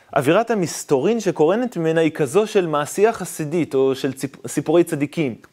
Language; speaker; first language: Hebrew; native; Hebrew